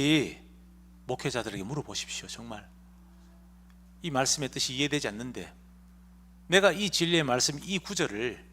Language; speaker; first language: Korean; native; Korean